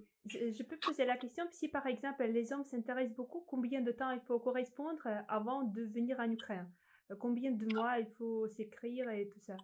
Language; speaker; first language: French; non-native, fluent; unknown